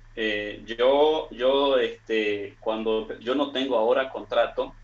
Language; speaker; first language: Spanish; native; Spanish